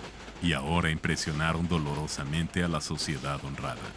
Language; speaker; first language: Spanish; native; Spanish